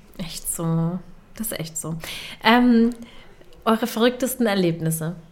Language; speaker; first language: German; early bilingual, other home language; Turkish